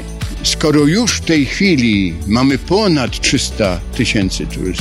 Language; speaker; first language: Polish; native; Polish